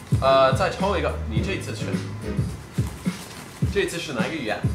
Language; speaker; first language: Chinese; non-native, fluent; English